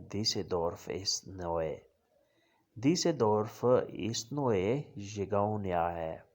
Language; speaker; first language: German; non-native, learner; Urdu